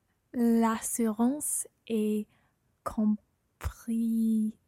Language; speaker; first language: French; non-native, learner; English